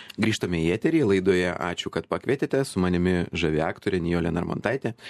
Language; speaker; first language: Lithuanian; native; Lithuanian